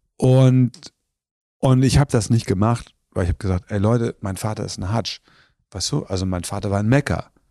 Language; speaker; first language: German; early bilingual, other home language; Turkish